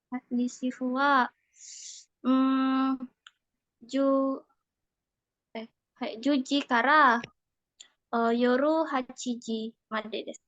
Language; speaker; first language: Japanese; non-native, learner; Indonesian